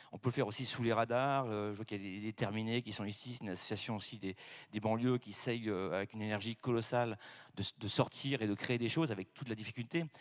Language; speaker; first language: French; native; French